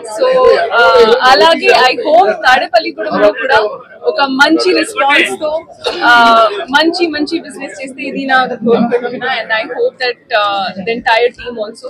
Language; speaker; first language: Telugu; non-native, learner; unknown